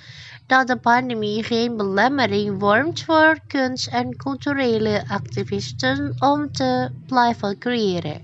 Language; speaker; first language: Dutch; non-native, fluent; Indonesian